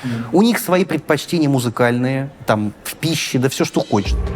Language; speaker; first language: Russian; native; Russian